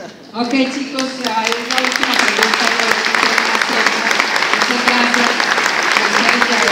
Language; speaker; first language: Spanish; native; Spanish